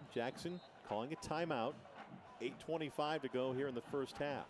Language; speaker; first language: English; native; English